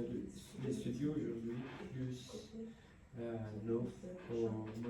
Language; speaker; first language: French; non-native, learner; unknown